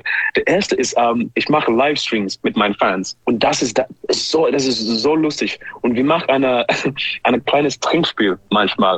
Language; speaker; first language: German; non-native, learner; English